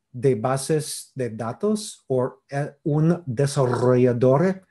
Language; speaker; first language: Spanish; non-native, learner; English